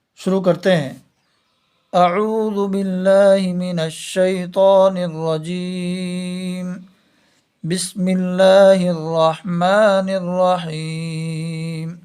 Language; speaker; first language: Urdu; native; Urdu